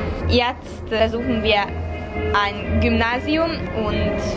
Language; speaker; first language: German; non-native, local second language; Hungarian